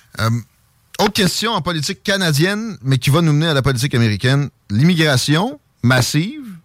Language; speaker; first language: French; native; French